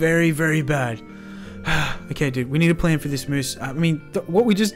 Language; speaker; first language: English; native; English